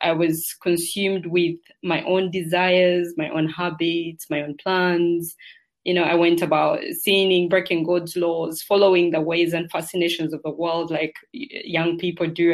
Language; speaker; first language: English; non-native, local second language; Ganda